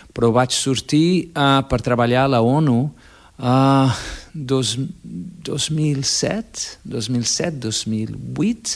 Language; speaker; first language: Catalan; non-native, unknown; Portuguese